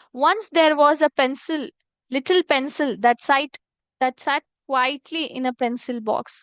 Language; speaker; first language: English; non-native, local second language; Kannada